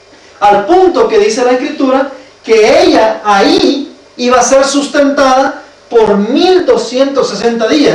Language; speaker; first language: Spanish; native; Spanish